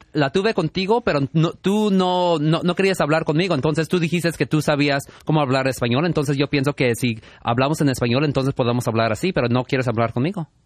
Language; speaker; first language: Spanish; early bilingual, heritage; Spanish